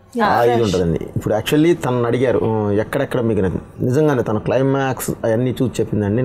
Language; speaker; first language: Telugu; native; Telugu